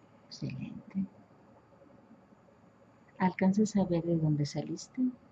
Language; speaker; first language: Spanish; native; Spanish